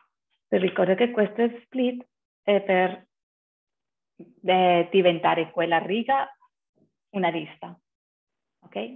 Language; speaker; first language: Italian; non-native, fluent; Spanish